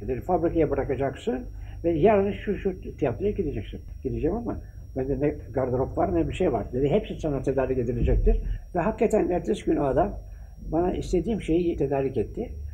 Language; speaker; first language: Turkish; native; Turkish